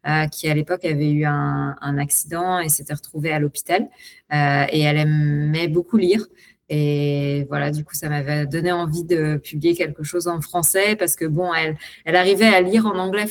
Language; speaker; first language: French; native; French